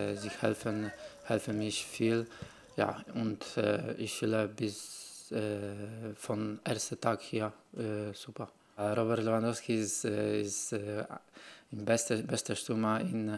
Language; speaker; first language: German; non-native, learner; Polish